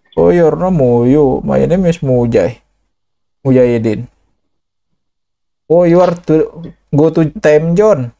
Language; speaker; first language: English; non-native, learner; Indonesian